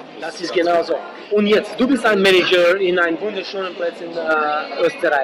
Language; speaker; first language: German; non-native, learner; English